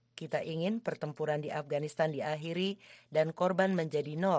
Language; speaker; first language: Indonesian; native; Indonesian